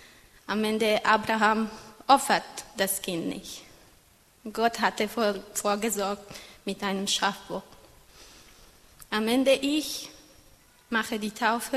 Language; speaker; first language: German; non-native, fluent; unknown